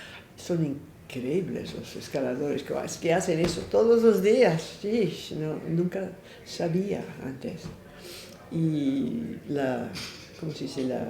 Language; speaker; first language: Spanish; non-native, fluent; English